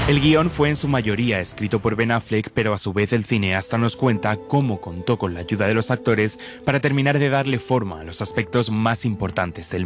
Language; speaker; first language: Spanish; native; Spanish